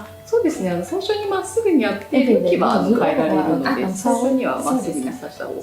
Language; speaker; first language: Japanese; native; Japanese